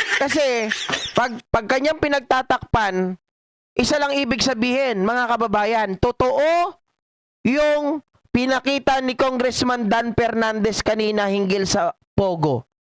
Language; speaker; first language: Filipino; native; Filipino